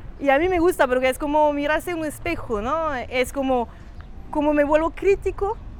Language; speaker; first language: Spanish; non-native, fluent; French